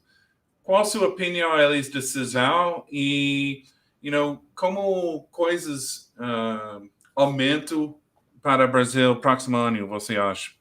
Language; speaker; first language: Portuguese; non-native, learner; English